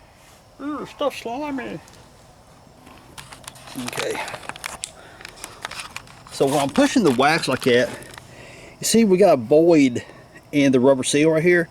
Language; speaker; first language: English; native; English